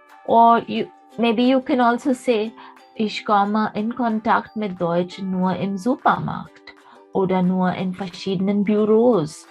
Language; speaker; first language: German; non-native, fluent; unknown